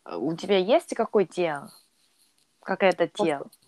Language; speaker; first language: Russian; non-native, learner; Korean